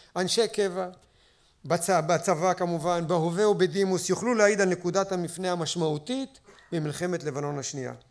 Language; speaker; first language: Hebrew; native; Hebrew